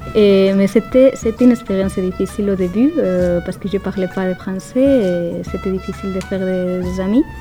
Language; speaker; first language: French; non-native, fluent; Spanish